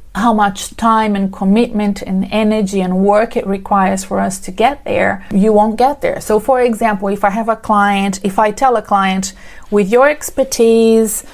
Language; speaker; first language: English; non-native, fluent; Portuguese